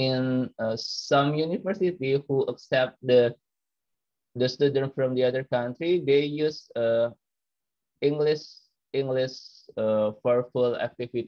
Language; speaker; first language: English; non-native, learner; Indonesian